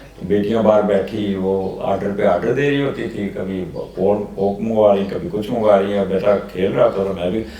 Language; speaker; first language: Urdu; native; Urdu